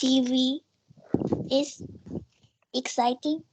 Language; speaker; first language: English; non-native, learner; Vietnamese